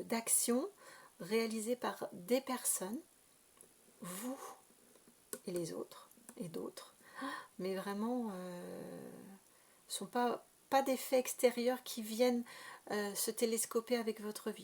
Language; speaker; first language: French; native; French